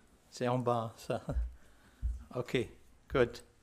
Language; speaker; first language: French; non-native, local second language; Arabic